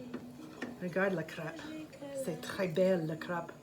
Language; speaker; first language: French; non-native, fluent; English